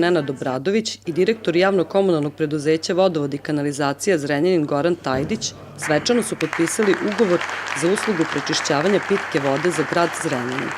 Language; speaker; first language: Serbian; native; Serbian